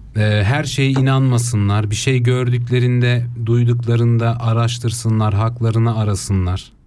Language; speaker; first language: Turkish; early bilingual, heritage; Turkish